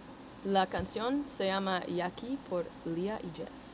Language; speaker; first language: Spanish; non-native, learner; English